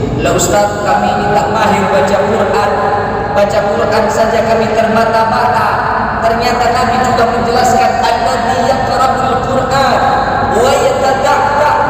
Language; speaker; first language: Malay; non-native, local second language; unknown